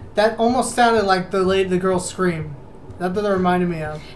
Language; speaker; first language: English; early bilingual, other home language; Spanish